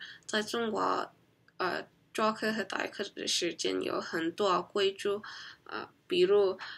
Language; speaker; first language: Chinese; non-native, learner; Korean